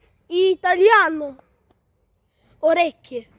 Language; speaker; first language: Italian; early bilingual, other home language; Igbo